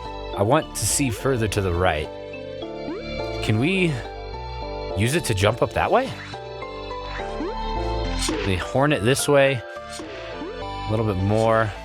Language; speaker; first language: English; native; English